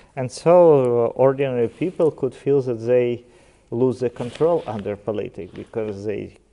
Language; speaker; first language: English; non-native, fluent; Ukrainian